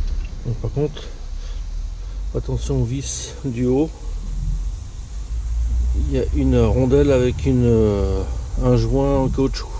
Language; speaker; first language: French; native; French